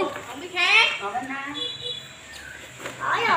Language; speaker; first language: Vietnamese; native; Vietnamese